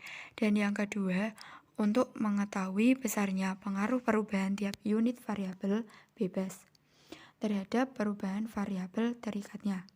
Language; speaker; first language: Indonesian; native; Indonesian